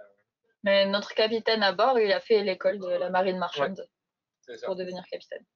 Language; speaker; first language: French; native; French